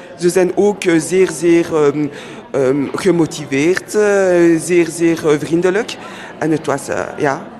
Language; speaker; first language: Dutch; non-native, local second language; French